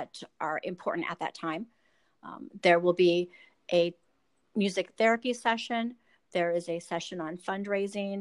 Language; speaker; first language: English; native; English